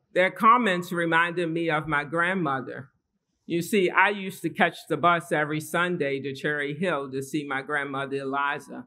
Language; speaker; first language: English; native; English